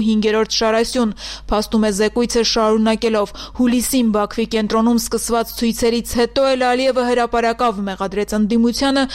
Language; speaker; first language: Armenian; native; Armenian